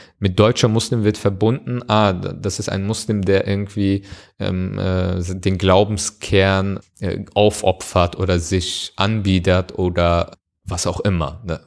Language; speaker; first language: German; early bilingual, other home language; Turkish